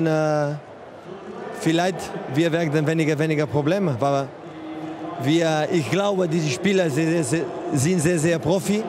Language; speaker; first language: German; non-native, learner; Spanish